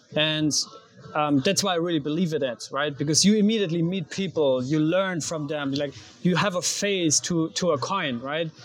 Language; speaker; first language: English; non-native, fluent; German